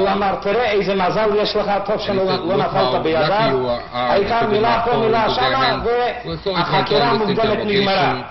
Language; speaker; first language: Hebrew; non-native, fluent; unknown